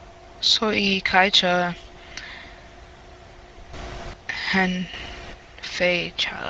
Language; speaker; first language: Chinese; non-native, learner; English